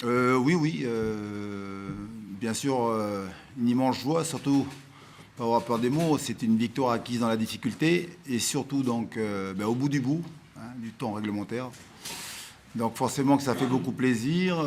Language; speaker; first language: French; native; French